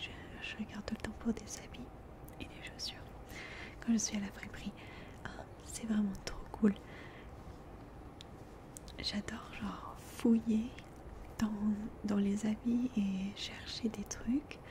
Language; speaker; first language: French; early bilingual, heritage; French